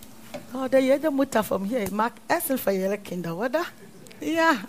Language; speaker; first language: German; non-native, learner; Akan